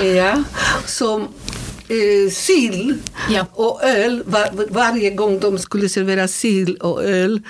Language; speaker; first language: Swedish; non-native, fluent; Spanish